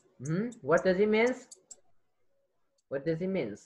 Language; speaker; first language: English; non-native, fluent; Vietnamese